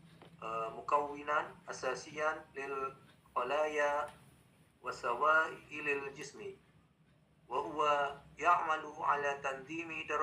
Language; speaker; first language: Arabic; non-native, learner; Indonesian